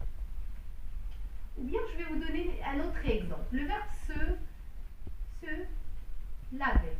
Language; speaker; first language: French; non-native, local second language; Arabic